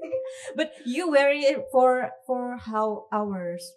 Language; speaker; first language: English; non-native, fluent; Indonesian